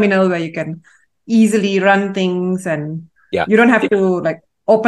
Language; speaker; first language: English; non-native, local second language; Tamil